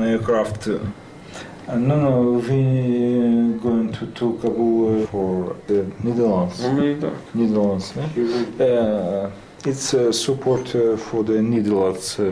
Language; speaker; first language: English; non-native, learner; Russian